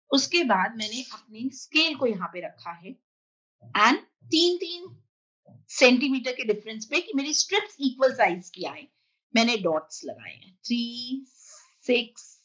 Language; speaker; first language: Hindi; native; Hindi